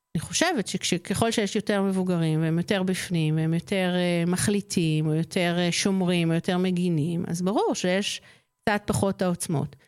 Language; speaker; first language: Hebrew; native; Hebrew